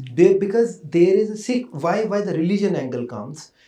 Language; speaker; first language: English; non-native, local second language; Punjabi